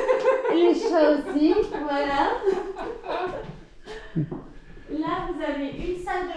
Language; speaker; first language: French; native; French